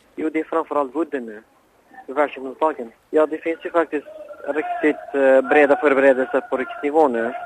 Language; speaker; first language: Swedish; non-native, fluent; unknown